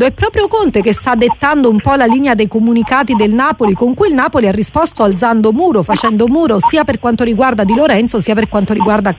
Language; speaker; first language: Italian; native; Italian